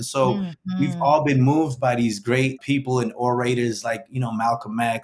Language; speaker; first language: English; native; English